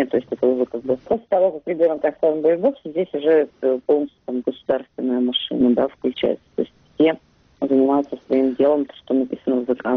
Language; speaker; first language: Russian; native; Russian